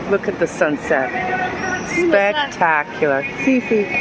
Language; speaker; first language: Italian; non-native, learner; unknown